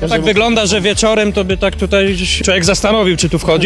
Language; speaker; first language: Polish; native; Polish